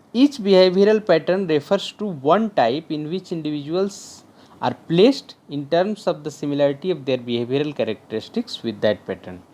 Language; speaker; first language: English; non-native, local second language; Hindi